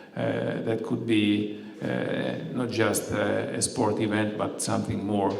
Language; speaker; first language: English; non-native, fluent; Italian